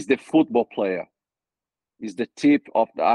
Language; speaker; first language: English; non-native, fluent; Portuguese